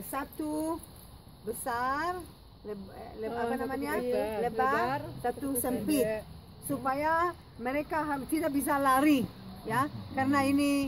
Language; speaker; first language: Indonesian; non-native, fluent; Hebrew